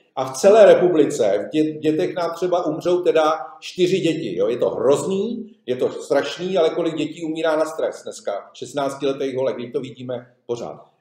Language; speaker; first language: Czech; native; Czech